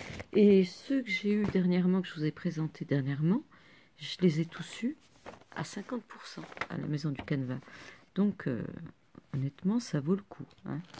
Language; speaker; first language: French; native; French